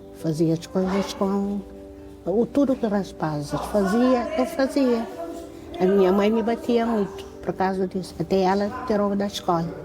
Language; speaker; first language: Portuguese; non-native, local second language; Kabuverdianu